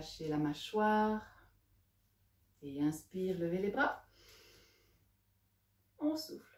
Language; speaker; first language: French; native; French